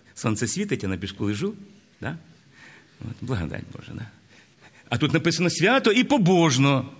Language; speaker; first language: Ukrainian; native; Ukrainian